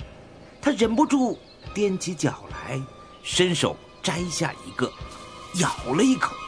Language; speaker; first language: Chinese; native; Chinese